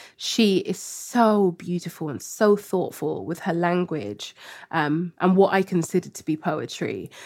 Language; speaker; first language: English; native; English